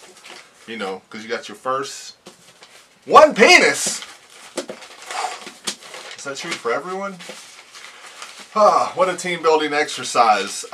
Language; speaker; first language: English; native; English